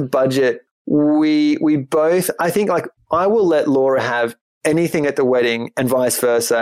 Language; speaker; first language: English; native; English